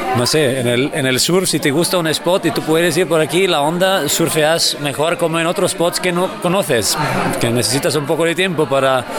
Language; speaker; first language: Spanish; non-native, fluent; German